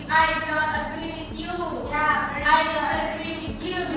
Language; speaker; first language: English; non-native, learner; Indonesian